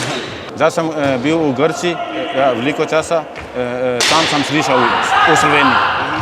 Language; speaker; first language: Slovenian; non-native, learner; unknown